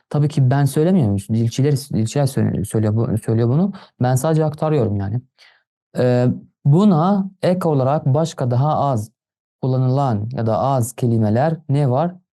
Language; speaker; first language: Turkish; non-native, fluent; Arabic